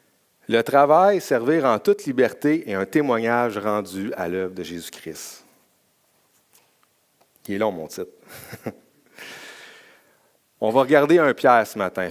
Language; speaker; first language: French; native; French